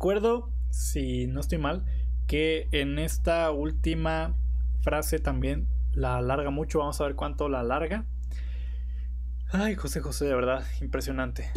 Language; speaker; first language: Spanish; native; Spanish